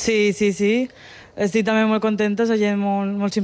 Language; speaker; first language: Catalan; non-native, local second language; Spanish